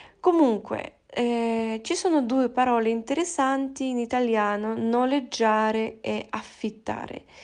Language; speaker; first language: Italian; non-native, fluent; Russian